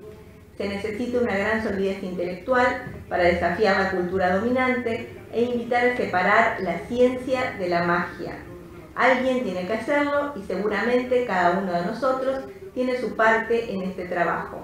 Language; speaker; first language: Spanish; native; Spanish